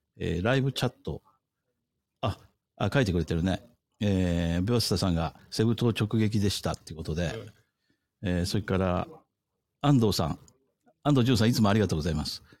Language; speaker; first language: Japanese; native; Japanese